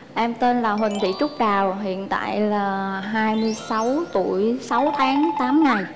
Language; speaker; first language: Vietnamese; native; Vietnamese